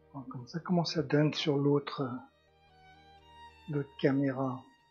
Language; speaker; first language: French; native; French